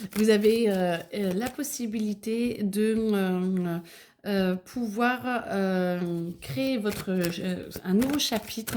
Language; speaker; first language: French; native; French